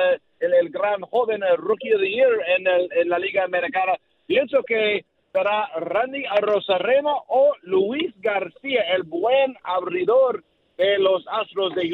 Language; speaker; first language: Spanish; non-native, learner; English